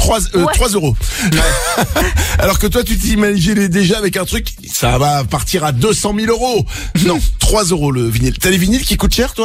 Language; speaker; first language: French; native; French